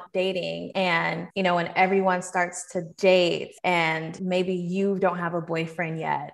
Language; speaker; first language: English; native; English